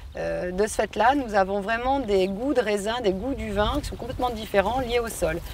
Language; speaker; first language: French; native; French